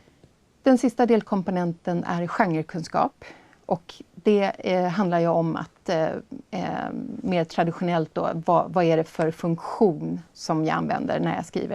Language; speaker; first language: Swedish; native; Swedish